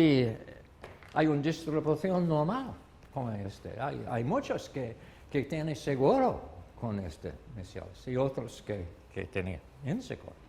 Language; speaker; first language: Spanish; non-native, learner; English